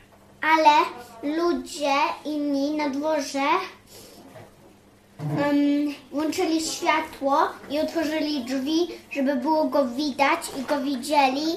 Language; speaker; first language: Polish; early bilingual, heritage; English